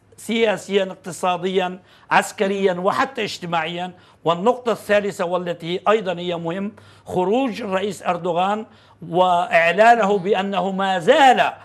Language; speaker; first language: Arabic; non-native, fluent; Turkish